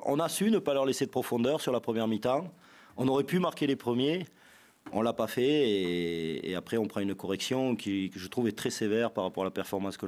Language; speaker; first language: French; native; French